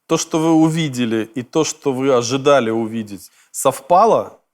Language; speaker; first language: Russian; native; Russian